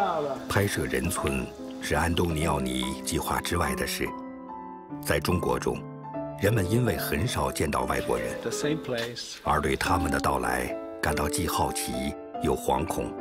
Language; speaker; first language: Chinese; native; Chinese